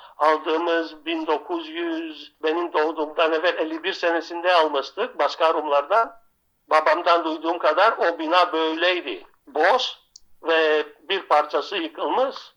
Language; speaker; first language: Turkish; non-native, local second language; Greek